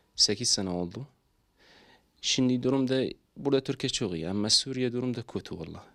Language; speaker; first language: Turkish; non-native, learner; Arabic